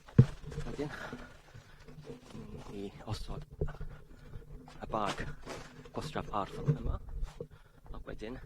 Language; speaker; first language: Welsh; non-native, learner; English